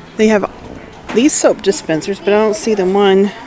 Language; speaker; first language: English; native; English